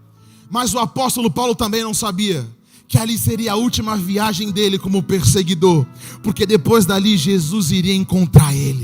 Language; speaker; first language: Portuguese; native; Portuguese